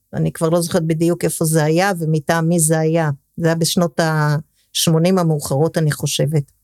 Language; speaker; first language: Hebrew; early bilingual, other home language; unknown